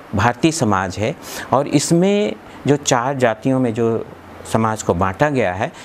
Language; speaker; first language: Hindi; native; Hindi